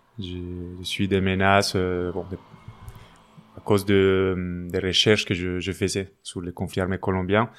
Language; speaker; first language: French; non-native, fluent; Spanish